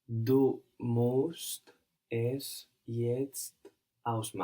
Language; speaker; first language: German; non-native, learner; English